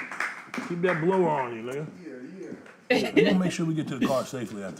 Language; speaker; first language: English; native; English